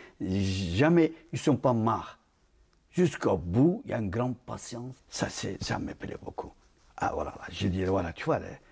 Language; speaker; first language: French; non-native, fluent; Turkish